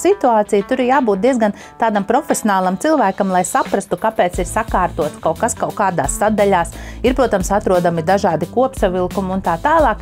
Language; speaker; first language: Latvian; native; Latvian